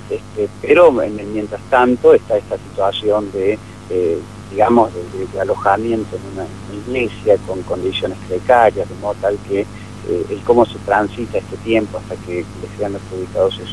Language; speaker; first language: Spanish; native; Spanish